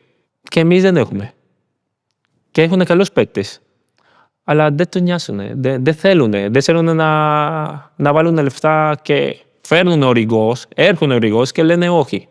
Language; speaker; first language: Greek; non-native, learner; Spanish